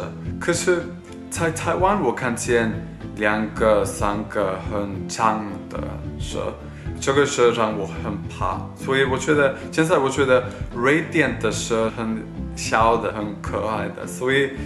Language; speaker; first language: Chinese; non-native, learner; Swedish